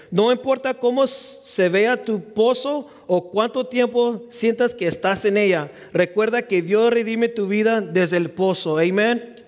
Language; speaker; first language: Spanish; early bilingual, heritage; Spanish